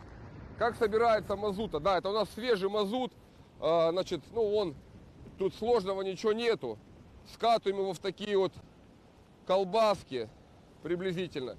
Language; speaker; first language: Russian; native; Russian